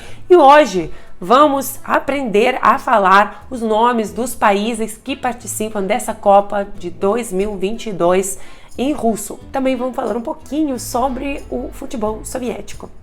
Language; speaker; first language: Portuguese; non-native, fluent; Russian